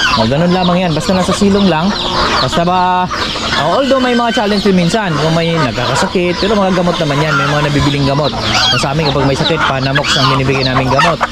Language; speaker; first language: Filipino; native; Filipino